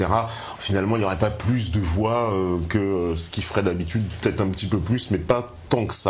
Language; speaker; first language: French; native; French